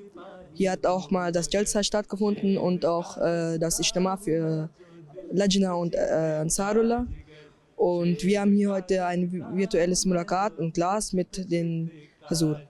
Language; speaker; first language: German; early bilingual, other home language; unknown